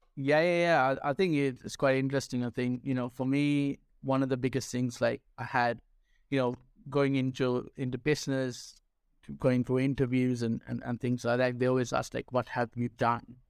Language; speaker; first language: English; non-native, local second language; Sinhala